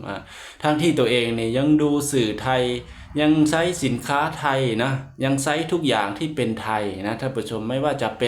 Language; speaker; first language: Thai; non-native, local second language; Lao